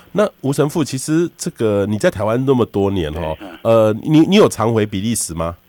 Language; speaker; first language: Chinese; native; Chinese